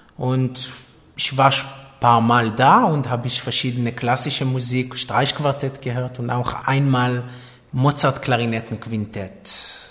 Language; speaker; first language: German; non-native, fluent; Hebrew